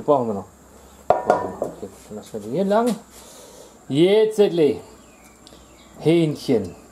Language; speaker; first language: German; native; German